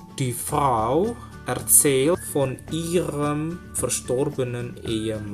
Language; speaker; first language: German; non-native, fluent; Indonesian